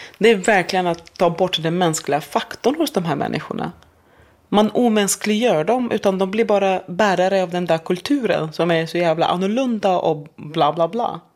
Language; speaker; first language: Swedish; non-native, fluent; Arabic